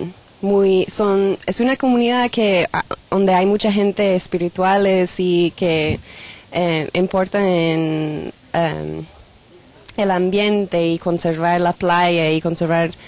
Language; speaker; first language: Spanish; non-native, fluent; English